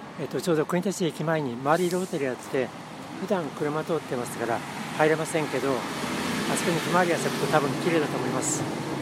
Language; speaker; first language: Japanese; native; Japanese